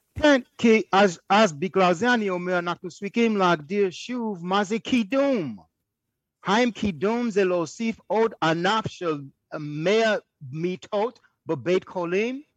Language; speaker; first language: Hebrew; non-native, fluent; English